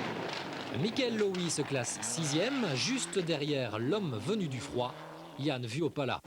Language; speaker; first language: French; native; French